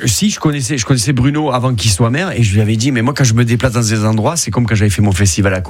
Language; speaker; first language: French; native; French